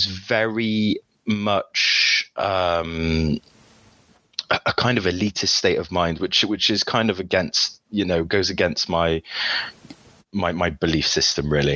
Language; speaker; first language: English; early bilingual, other home language; French